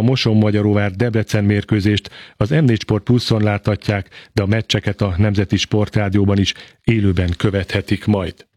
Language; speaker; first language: Hungarian; native; Hungarian